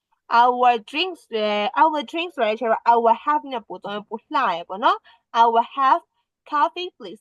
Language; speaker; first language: English; non-native, fluent; Burmese